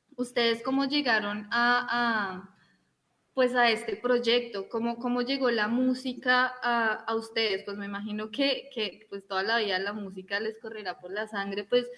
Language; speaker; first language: Spanish; native; Spanish